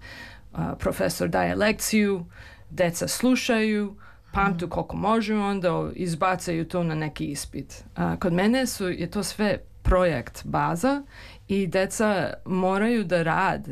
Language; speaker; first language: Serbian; early bilingual, heritage; Serbian